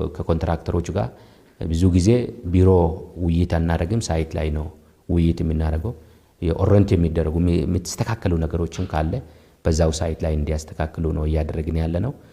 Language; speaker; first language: Amharic; non-native, local second language; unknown